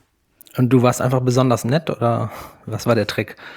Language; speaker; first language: German; native; German